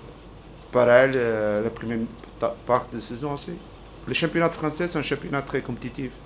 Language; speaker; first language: French; non-native, learner; Portuguese